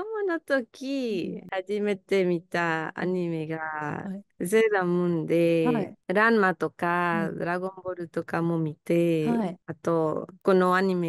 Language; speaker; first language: Japanese; non-native, learner; Spanish